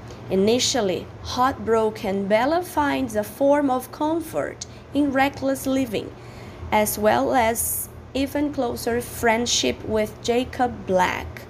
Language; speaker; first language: English; non-native, fluent; Portuguese